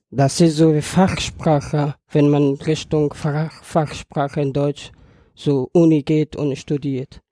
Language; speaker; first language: German; non-native, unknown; Persian